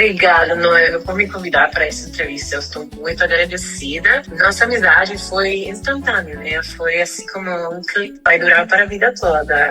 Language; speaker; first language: Portuguese; non-native, fluent; Spanish